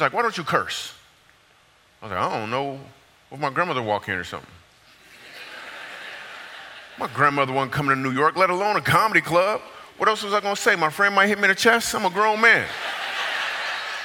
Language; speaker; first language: English; native; English